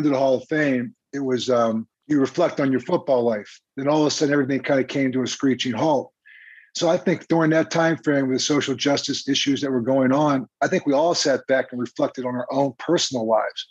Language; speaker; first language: English; native; English